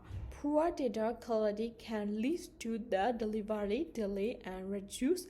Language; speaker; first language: English; non-native, learner; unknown